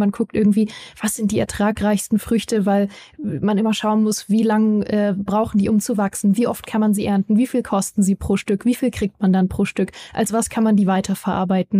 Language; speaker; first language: German; native; German